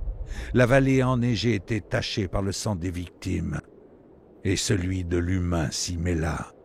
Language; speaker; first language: French; native; French